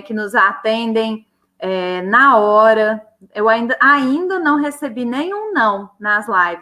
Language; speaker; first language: Portuguese; native; Portuguese